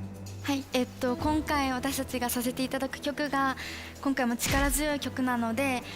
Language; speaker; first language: Japanese; native; Japanese